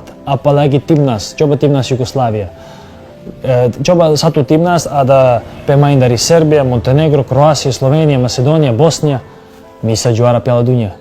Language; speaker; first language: Indonesian; non-native, fluent; Serbian